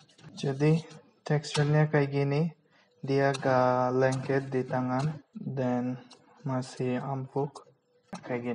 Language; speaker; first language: Indonesian; non-native, fluent; Bangla